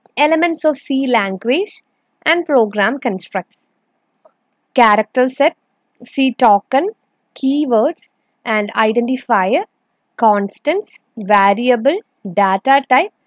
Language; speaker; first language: English; non-native, local second language; Malayalam